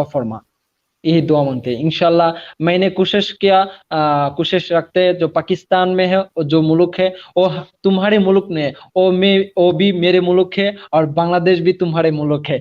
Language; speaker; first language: Hindi; non-native, learner; Bangla